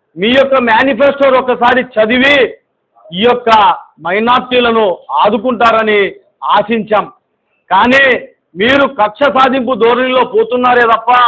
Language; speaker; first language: Telugu; non-native, local second language; Urdu